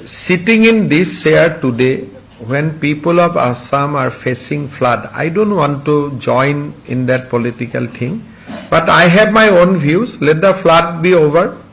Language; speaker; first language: English; non-native, local second language; Assamese